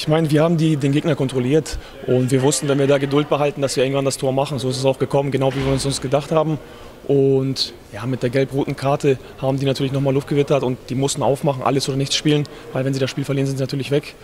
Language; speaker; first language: German; native; German